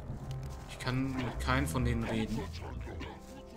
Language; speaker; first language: German; native; German